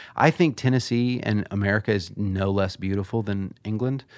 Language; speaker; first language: English; early bilingual, other home language; Swedish